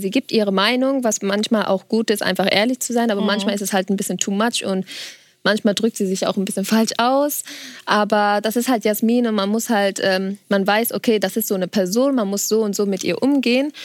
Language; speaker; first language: German; native; German